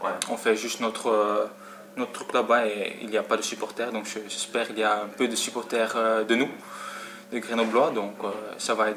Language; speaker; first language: French; non-native, fluent; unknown